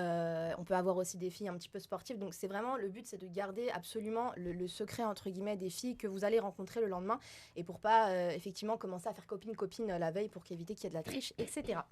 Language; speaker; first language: French; native; French